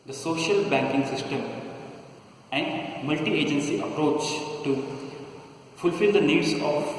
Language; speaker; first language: English; non-native, local second language; Kannada